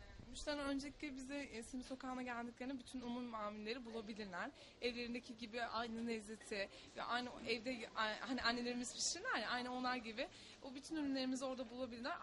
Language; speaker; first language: Turkish; native; Turkish